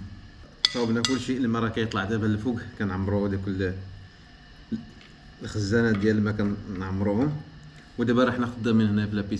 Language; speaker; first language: Arabic; native; Arabic